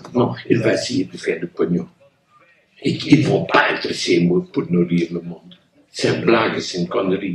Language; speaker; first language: French; non-native, local second language; Dutch